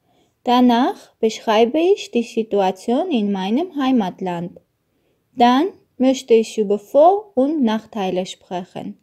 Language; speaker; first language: German; non-native, learner; Armenian